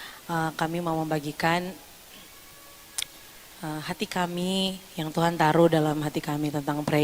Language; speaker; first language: Indonesian; native; Indonesian